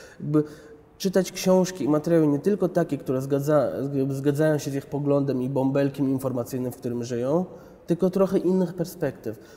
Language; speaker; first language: Polish; early bilingual, other home language; Chechen